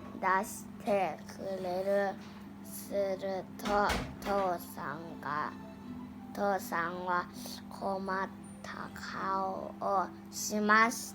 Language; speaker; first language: Japanese; non-native, learner; Thai